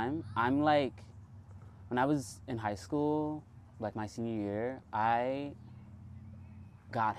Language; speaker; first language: English; native; English